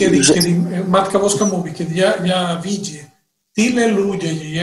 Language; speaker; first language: Polish; non-native, learner; Spanish